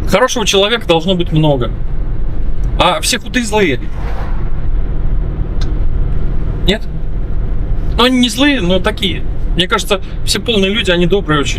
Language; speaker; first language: Russian; native; Russian